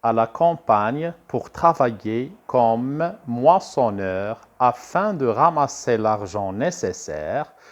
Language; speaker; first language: French; non-native, local second language; Arabic